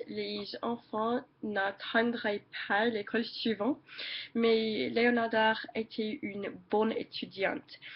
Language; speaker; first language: French; non-native, learner; English